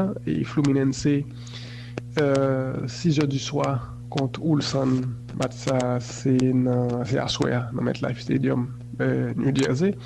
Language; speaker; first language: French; non-native, local second language; Haitian Creole